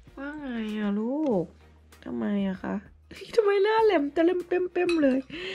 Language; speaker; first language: Thai; native; Thai